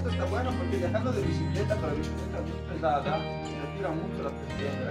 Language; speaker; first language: Spanish; non-native, learner; Italian